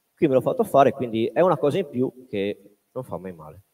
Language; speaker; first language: Italian; native; Italian